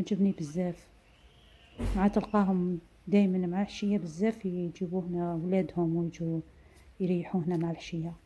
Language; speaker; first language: Arabic; native; Arabic